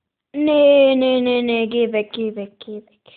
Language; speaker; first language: German; native; German